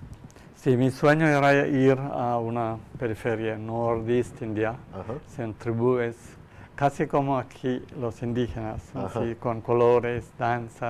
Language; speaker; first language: Spanish; non-native, learner; Malayalam